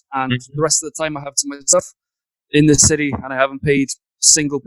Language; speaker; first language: English; native; English